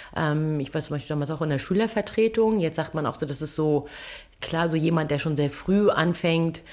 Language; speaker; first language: German; early bilingual, other home language; Turkish